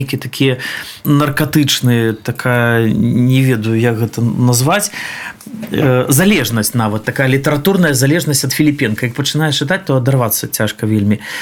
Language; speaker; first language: Belarusian; non-native, local second language; Russian